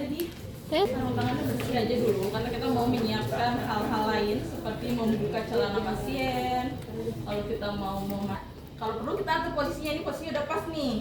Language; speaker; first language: Indonesian; native; Indonesian